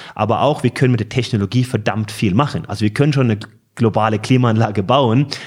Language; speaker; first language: German; non-native, fluent; Norwegian